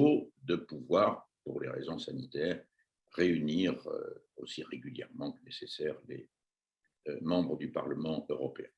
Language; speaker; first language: French; native; French